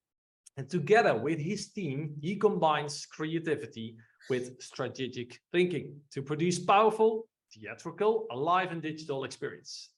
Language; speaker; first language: English; non-native, fluent; Dutch